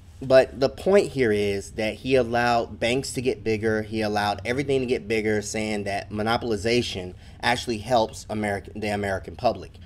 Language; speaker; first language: English; native; English